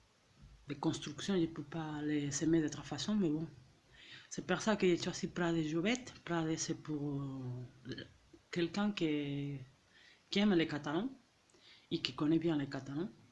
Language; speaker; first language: French; non-native, fluent; Catalan